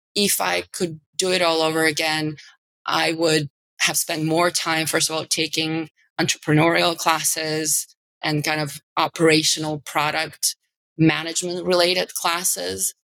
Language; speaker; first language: English; non-native, fluent; Bulgarian